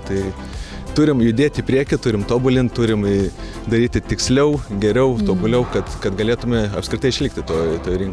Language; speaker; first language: Lithuanian; native; Lithuanian